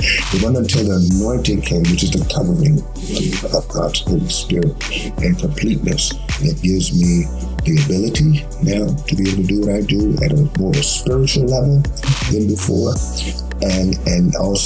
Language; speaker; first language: English; native; English